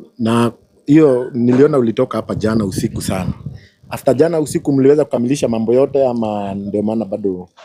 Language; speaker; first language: Swahili; non-native, local second language; Kikuyu